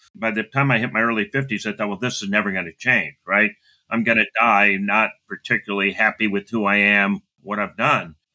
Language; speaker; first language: English; native; English